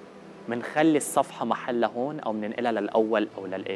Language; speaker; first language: Arabic; native; Arabic